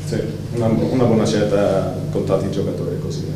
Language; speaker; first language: Italian; non-native, fluent; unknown